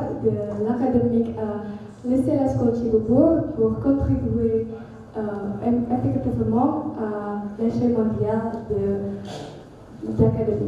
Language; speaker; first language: French; non-native, learner; Indonesian